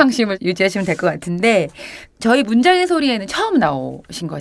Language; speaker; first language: Korean; native; Korean